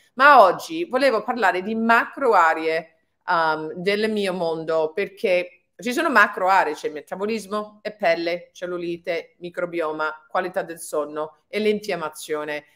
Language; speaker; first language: Italian; non-native, fluent; English